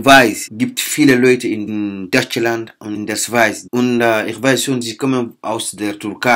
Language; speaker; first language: German; non-native, learner; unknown